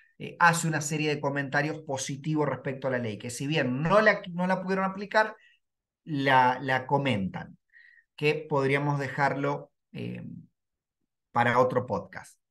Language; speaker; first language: Spanish; native; Spanish